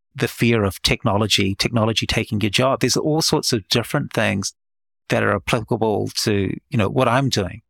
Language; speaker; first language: English; native; English